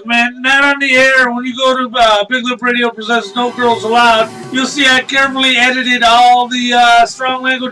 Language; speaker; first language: English; native; English